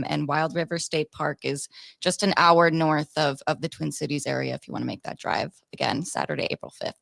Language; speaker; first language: English; native; English